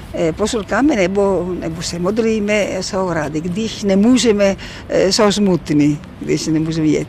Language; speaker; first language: Czech; non-native, learner; Italian